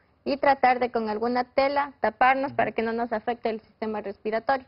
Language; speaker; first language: Spanish; native; Spanish